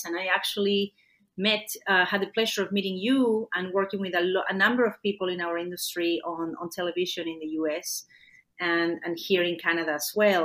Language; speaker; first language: English; non-native, fluent; Spanish